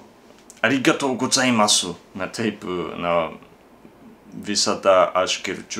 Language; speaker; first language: Lithuanian; non-native, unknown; Japanese